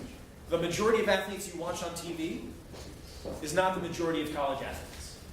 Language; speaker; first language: English; native; English